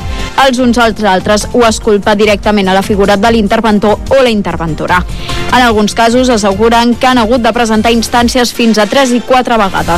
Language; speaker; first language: Catalan; native; Catalan